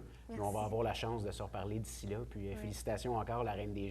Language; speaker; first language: French; native; French